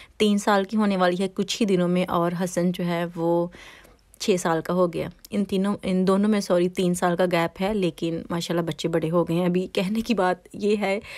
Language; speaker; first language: Urdu; native; Urdu